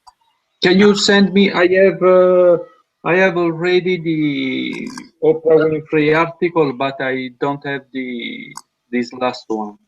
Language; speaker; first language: English; non-native, learner; Italian